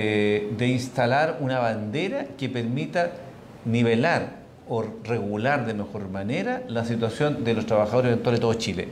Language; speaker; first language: Spanish; native; Spanish